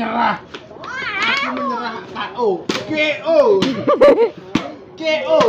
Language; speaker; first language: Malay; non-native, local second language; Javanese